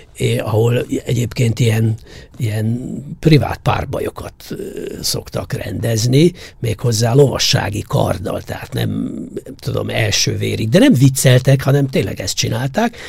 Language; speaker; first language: Hungarian; native; Hungarian